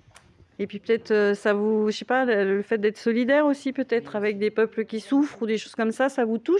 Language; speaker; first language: French; native; French